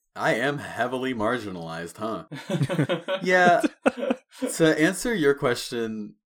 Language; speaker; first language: English; native; English